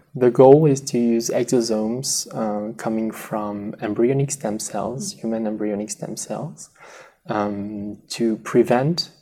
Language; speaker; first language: English; non-native, fluent; French